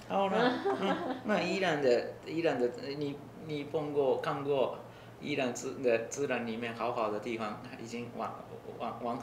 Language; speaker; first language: Chinese; non-native, learner; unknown